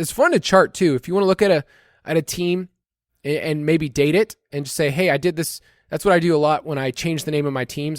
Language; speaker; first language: English; native; English